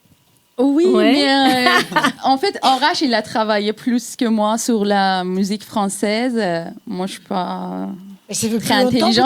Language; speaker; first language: French; non-native, fluent; Persian